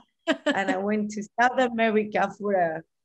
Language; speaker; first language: English; non-native, fluent; Spanish